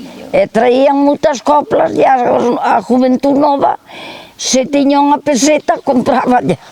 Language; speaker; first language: Galician; native; Galician